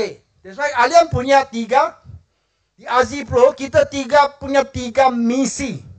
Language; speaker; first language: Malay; non-native, local second language; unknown